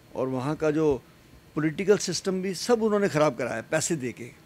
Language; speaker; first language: Hindi; native; Hindi